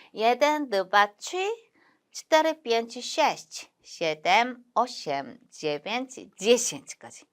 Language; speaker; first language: Polish; non-native, learner; Korean